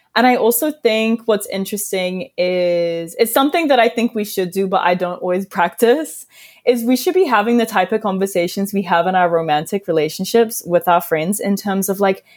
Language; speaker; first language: English; native; English